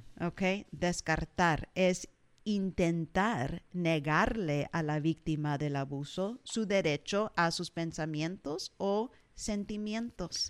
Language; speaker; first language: Spanish; early bilingual, heritage; English